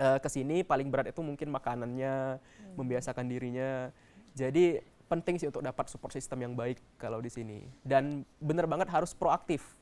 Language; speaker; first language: Indonesian; native; Indonesian